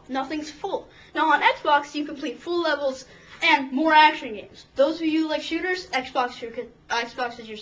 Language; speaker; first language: English; native; English